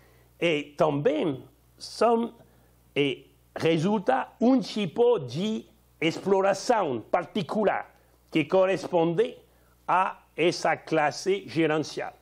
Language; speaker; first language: Portuguese; non-native, learner; French